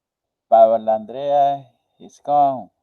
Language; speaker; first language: English; non-native, learner; Spanish